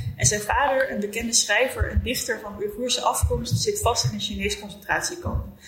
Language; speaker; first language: Dutch; native; Dutch